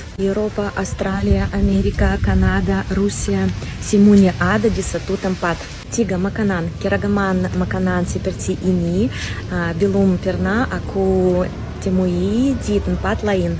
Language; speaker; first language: Indonesian; non-native, fluent; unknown